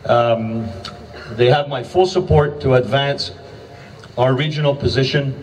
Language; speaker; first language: English; native; English